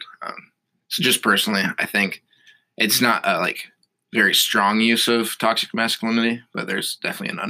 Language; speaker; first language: English; native; English